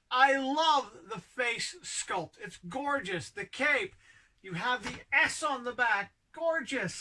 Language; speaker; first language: English; native; English